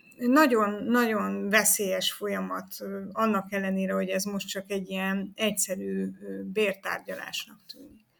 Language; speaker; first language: Hungarian; native; Hungarian